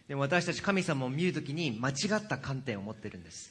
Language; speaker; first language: Japanese; native; Japanese